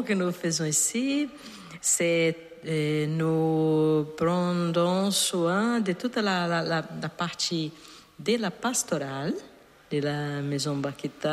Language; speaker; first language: French; non-native, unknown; Portuguese